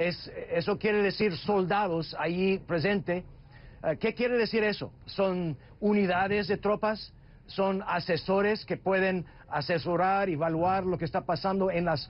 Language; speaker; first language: Spanish; non-native, fluent; English